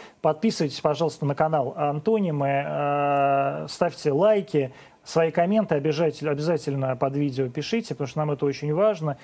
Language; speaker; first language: Russian; native; Russian